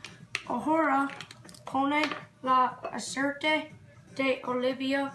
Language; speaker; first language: Spanish; non-native, learner; English